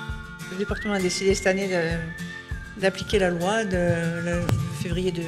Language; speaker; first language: French; native; French